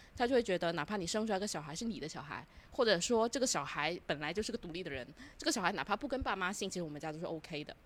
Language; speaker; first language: Chinese; non-native, local second language; Cantonese